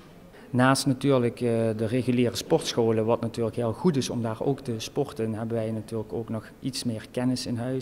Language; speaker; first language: Dutch; native; Dutch